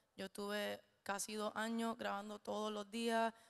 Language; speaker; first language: Spanish; native; Spanish